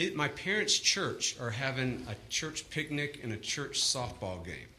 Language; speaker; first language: English; native; English